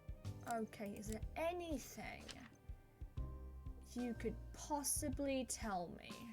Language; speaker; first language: English; native; English